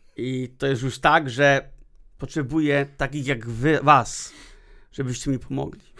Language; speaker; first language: Polish; early bilingual, heritage; Polish